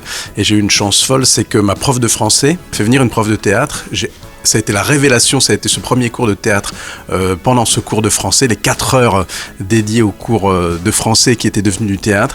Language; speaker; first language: French; native; French